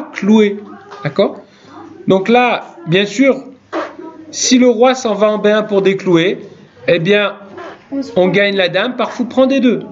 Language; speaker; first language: French; native; French